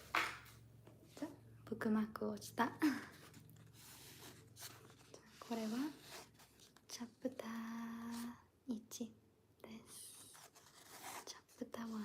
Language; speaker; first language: Japanese; non-native, learner; English